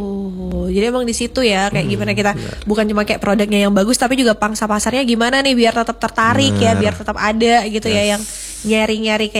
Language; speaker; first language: Indonesian; native; Indonesian